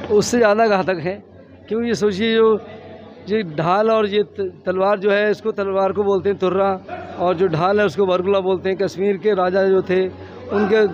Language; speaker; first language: Hindi; native; Hindi